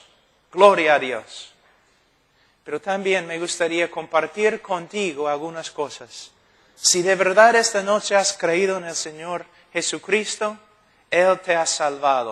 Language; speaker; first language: Spanish; non-native, fluent; English